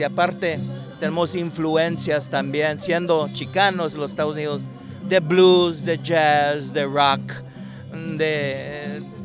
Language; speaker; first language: Spanish; native; Spanish